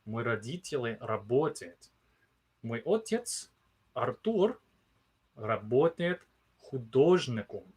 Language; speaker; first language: Russian; non-native, learner; English